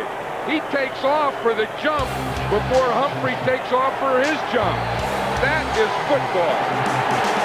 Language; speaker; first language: English; native; English